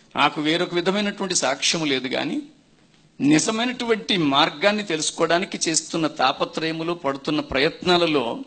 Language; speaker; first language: Telugu; non-native, local second language; Tamil